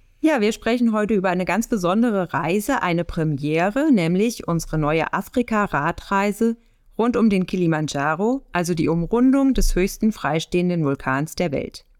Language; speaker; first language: German; native; German